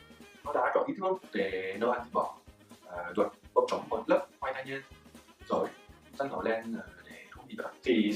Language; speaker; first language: Vietnamese; non-native, learner; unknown